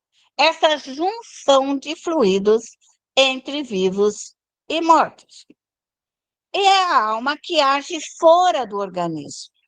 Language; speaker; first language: Portuguese; native; Portuguese